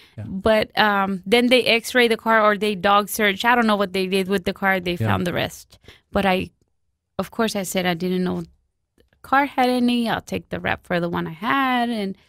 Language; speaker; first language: English; non-native, fluent; Spanish